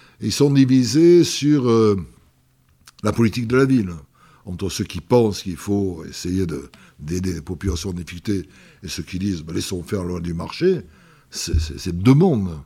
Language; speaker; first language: French; native; French